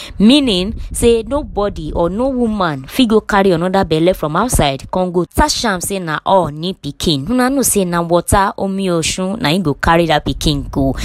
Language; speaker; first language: Nigerian Pidgin; non-native, local second language; Yoruba